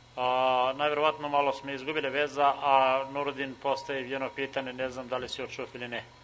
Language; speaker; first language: Bosnian; native; Bosnian